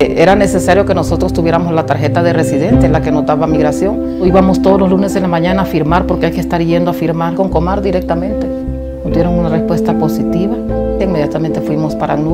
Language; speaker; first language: Spanish; native; Spanish